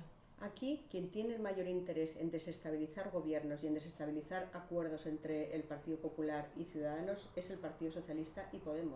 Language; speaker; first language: Spanish; native; Spanish